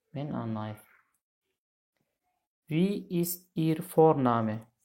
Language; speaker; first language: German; non-native, fluent; Turkmen